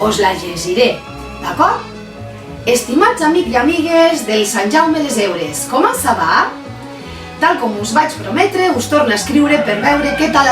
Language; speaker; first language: Catalan; native; Catalan